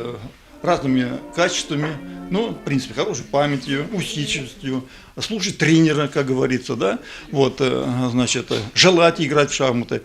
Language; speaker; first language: Russian; native; Russian